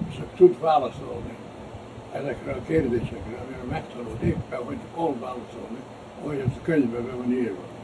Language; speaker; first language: Hungarian; early bilingual, heritage; Hungarian